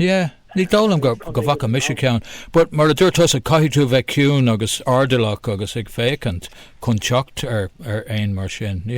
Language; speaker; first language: Irish; non-native, local second language; English